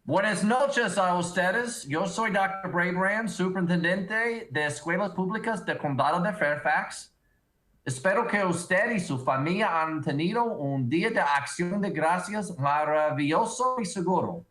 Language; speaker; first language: Spanish; non-native, learner; English